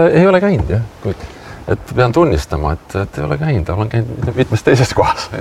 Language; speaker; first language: Estonian; native; Estonian